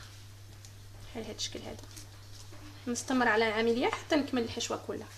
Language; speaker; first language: Arabic; native; Arabic